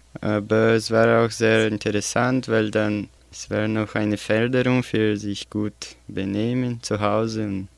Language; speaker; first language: German; non-native, learner; Portuguese